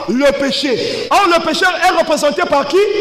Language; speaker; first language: French; non-native, local second language; Lingala